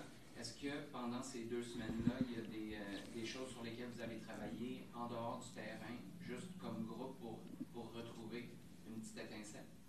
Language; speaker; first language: French; native; French